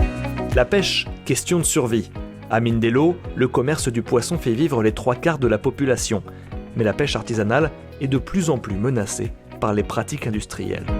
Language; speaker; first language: French; native; French